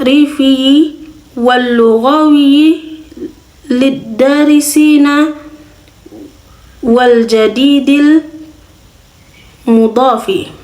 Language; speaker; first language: Arabic; non-native, learner; Indonesian